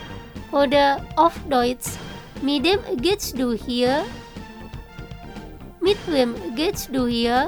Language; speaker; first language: German; non-native, fluent; Indonesian